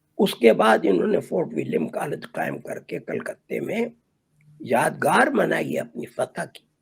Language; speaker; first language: Urdu; non-native, local second language; Saraiki